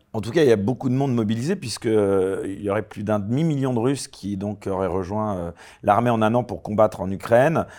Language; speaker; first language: French; native; French